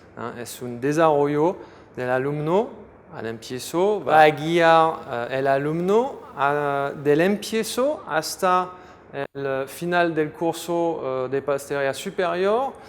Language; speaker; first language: Spanish; non-native, fluent; French